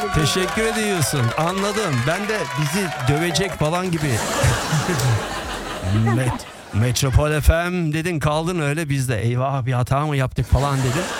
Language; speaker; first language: Turkish; early bilingual, other home language; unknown